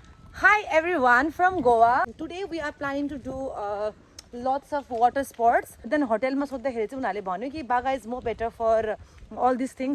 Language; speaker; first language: English; non-native, fluent; Nepali